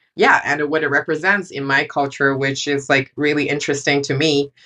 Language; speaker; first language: English; non-native, fluent; Chinese